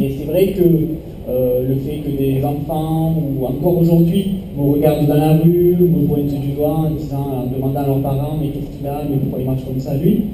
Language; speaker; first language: French; native; French